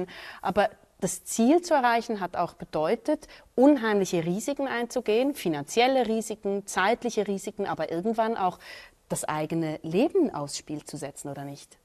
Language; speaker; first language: German; native; German